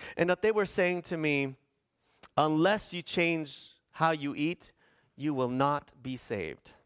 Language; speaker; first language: English; early bilingual, other home language; Spanish